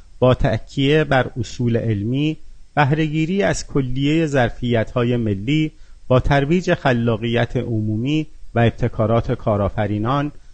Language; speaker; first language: Persian; non-native, local second language; Azerbaijani